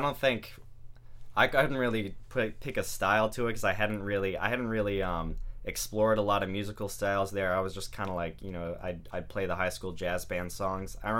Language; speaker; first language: English; native; English